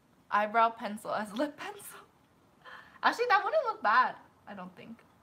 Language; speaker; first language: English; early bilingual, other home language; Korean